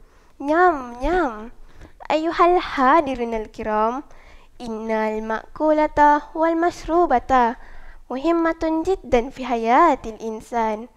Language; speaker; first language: Arabic; non-native, learner; Malay